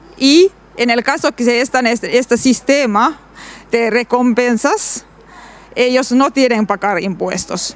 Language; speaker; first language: Spanish; non-native, learner; Finnish